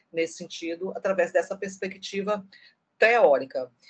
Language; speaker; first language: Portuguese; native; Portuguese